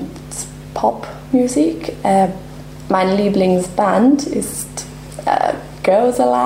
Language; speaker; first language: German; non-native, learner; English